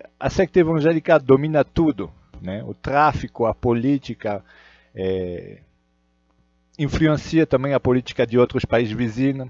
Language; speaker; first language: Portuguese; non-native, fluent; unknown